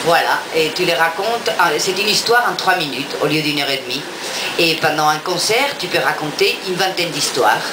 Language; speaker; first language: French; non-native, fluent; Spanish